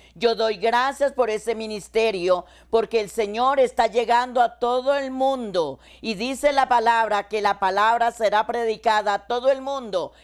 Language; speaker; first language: Spanish; native; Spanish